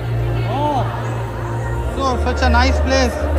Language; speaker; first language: English; non-native, local second language; Hindi